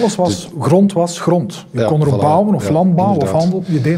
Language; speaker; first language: Dutch; native; Dutch